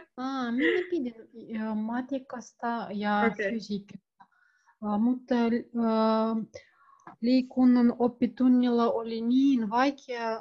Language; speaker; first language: Finnish; non-native, learner; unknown